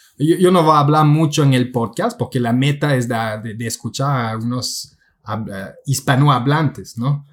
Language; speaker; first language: Spanish; non-native, fluent; French